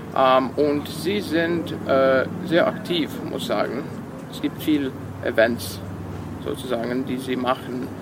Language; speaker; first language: German; non-native, fluent; Serbian